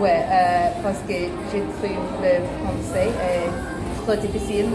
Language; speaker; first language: French; non-native, learner; English